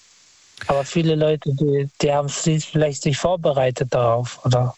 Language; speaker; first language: German; non-native, fluent; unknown